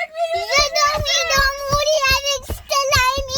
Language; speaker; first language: French; native; French